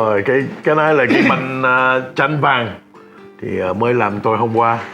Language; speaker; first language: Vietnamese; early bilingual, heritage; English